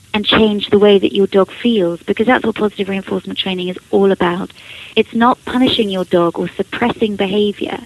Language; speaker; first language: English; native; English